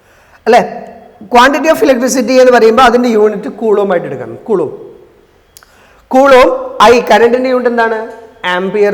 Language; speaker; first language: Malayalam; native; Malayalam